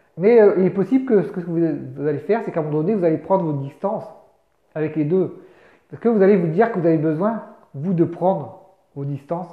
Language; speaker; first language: French; native; French